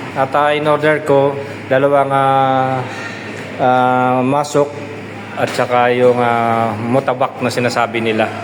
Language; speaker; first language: Filipino; non-native, local second language; Pampanga